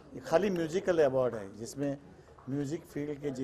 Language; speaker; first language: Hindi; non-native, local second language; Marathi